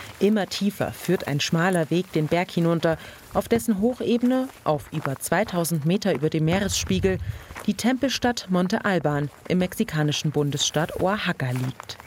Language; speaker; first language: German; native; German